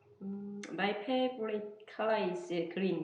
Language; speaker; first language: English; non-native, learner; Korean